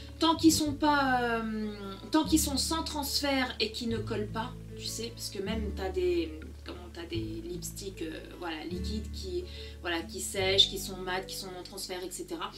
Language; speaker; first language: French; early bilingual, other home language; Portuguese